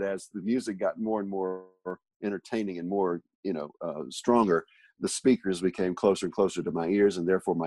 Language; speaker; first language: English; native; English